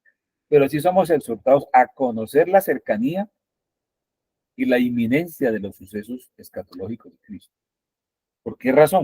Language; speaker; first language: Spanish; native; Spanish